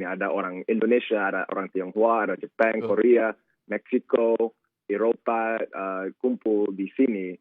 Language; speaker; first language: Indonesian; early bilingual, heritage; Indonesian